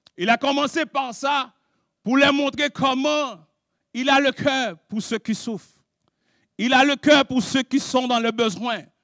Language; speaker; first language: French; non-native, local second language; Haitian Creole